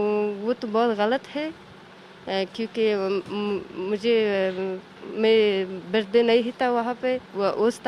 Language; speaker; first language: Hindi; non-native, learner; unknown